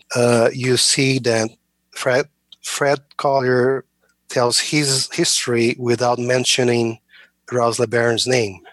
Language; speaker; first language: English; non-native, fluent; Portuguese